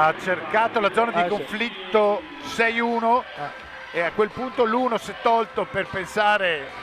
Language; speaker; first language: Italian; native; Italian